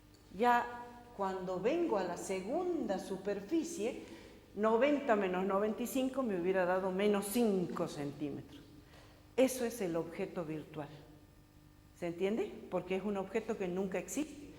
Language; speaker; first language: Spanish; native; Spanish